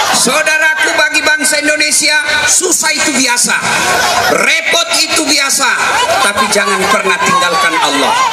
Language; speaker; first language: Indonesian; non-native, local second language; Buginese